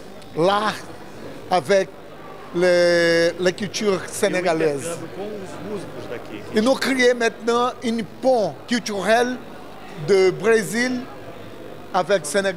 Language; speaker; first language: French; non-native, learner; Portuguese